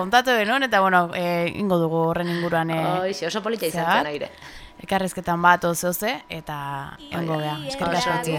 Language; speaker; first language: Basque; native; Basque